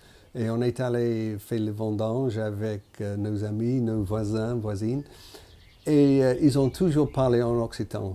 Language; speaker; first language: French; non-native, fluent; English